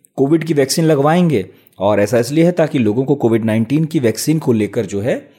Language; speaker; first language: Hindi; native; Hindi